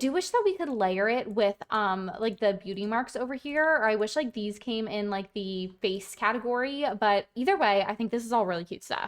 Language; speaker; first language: English; native; English